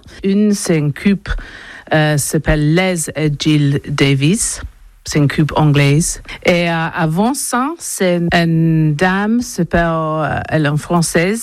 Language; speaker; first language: French; non-native, learner; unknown